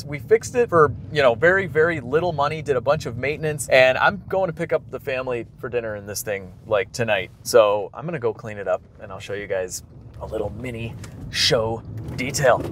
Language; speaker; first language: English; native; English